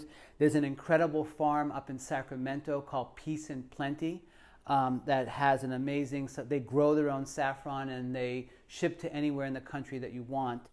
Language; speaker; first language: English; native; English